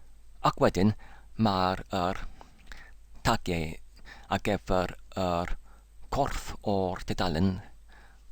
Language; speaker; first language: Welsh; non-native, learner; English